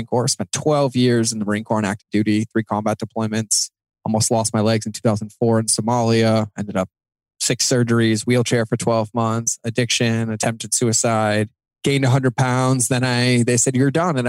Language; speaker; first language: English; native; English